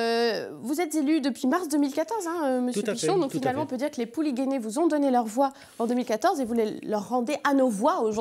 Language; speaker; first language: French; native; French